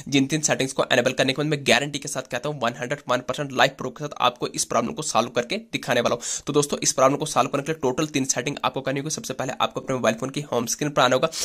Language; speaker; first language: Hindi; native; Hindi